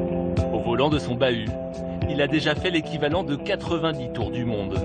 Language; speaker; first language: French; native; French